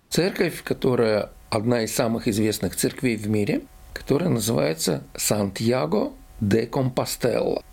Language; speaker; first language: Russian; native; Russian